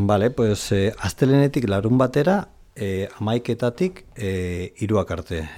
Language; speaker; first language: Basque; non-native, local second language; Spanish